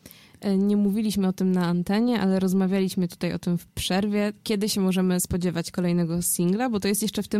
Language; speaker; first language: Polish; native; Polish